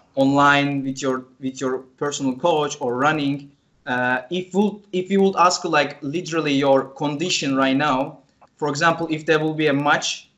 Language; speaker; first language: English; non-native, fluent; Turkish